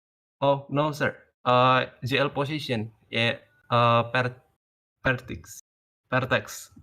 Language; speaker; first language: English; non-native, learner; Indonesian